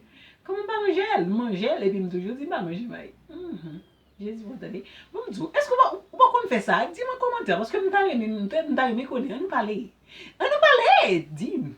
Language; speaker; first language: French; non-native, learner; Haitian Creole